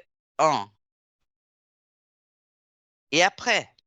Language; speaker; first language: French; non-native, fluent; Portuguese